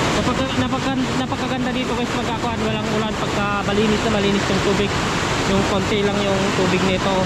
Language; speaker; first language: Filipino; native; Filipino